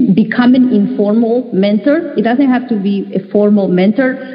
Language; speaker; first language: English; non-native, fluent; Spanish